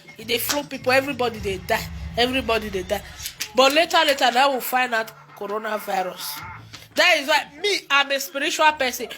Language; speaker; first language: Nigerian Pidgin; native; Nigerian Pidgin